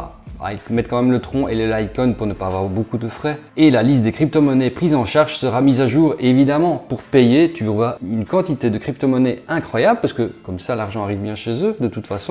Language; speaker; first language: French; native; French